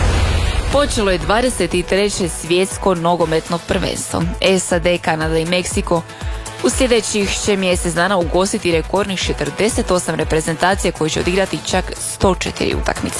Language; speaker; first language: Serbian; native; Serbian